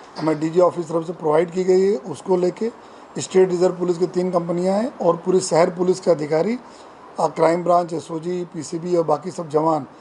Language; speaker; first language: Hindi; non-native, local second language; Gujarati